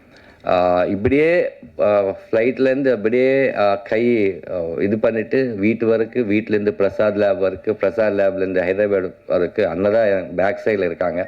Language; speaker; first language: Tamil; non-native, learner; Telugu